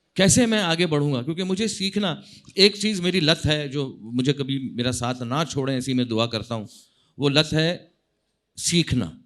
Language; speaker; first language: Hindi; non-native, local second language; Marathi